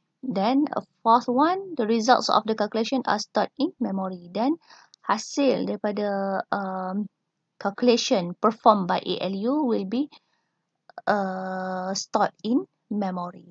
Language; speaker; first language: English; non-native, local second language; Malay